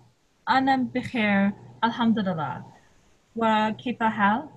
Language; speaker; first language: Arabic; non-native, learner; English